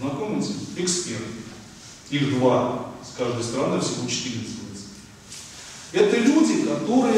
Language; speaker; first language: Russian; native; Russian